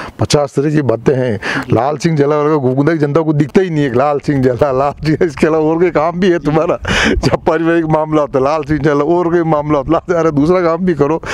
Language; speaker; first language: Hindi; native; Hindi